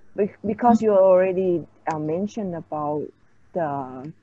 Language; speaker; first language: English; non-native, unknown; Thai